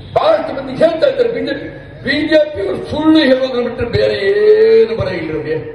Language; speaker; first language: Kannada; non-native, local second language; Urdu